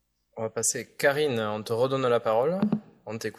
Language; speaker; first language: French; native; French